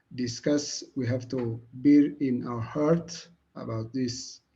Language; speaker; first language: English; non-native, local second language; Amharic